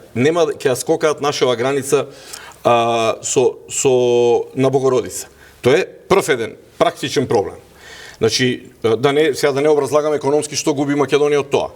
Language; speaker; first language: Macedonian; native; Macedonian